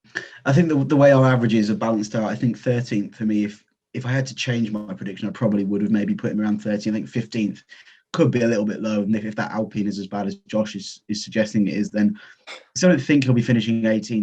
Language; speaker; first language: English; native; English